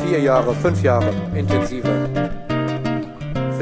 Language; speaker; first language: German; non-native, learner; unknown